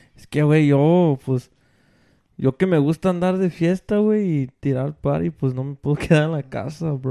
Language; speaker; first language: Spanish; early bilingual, other home language; English